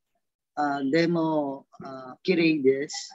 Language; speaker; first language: Japanese; non-native, learner; Filipino